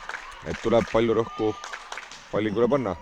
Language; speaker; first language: Estonian; native; Estonian